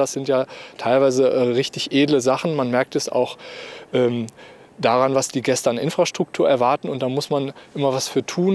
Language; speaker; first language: German; native; German